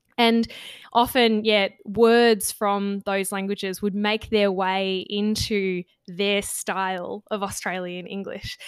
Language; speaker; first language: English; native; English